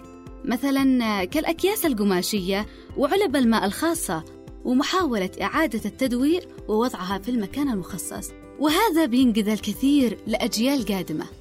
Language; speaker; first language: Arabic; native; Arabic